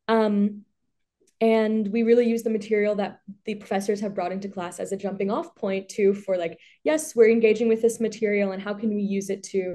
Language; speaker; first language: English; native; English